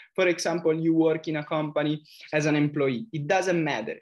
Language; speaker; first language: English; non-native, fluent; Italian